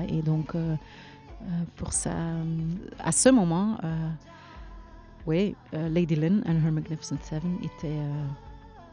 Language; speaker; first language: French; non-native, learner; Dutch